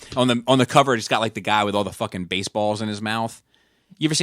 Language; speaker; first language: English; native; English